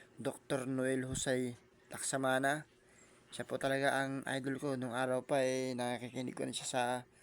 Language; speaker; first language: Filipino; native; Filipino